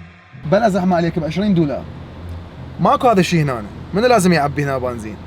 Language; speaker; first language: Arabic; native; Arabic